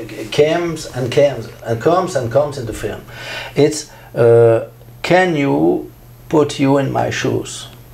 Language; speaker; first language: English; non-native, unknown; French